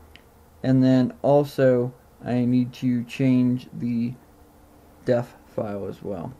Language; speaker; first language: English; native; English